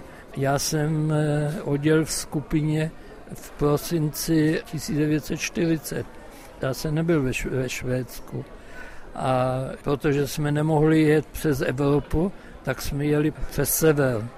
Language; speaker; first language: Czech; non-native, local second language; German